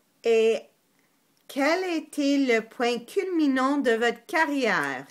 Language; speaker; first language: French; non-native, learner; English